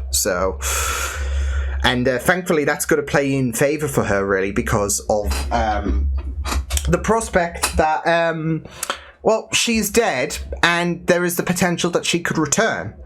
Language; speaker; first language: English; native; English